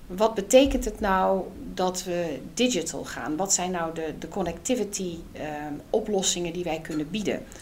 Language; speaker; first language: Dutch; native; Dutch